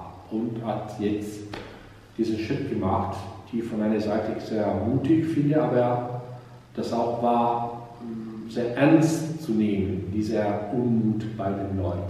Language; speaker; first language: German; non-native, fluent; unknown